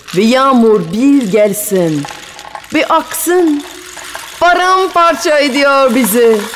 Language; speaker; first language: Turkish; non-native, fluent; French